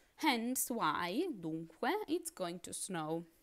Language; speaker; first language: English; non-native, fluent; Italian